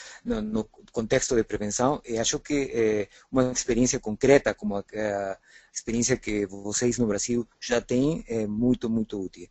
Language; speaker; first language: Portuguese; non-native, fluent; Spanish